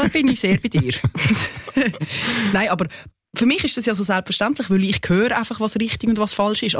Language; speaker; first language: German; native; German